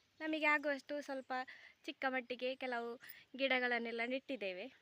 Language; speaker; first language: Kannada; non-native, local second language; Tulu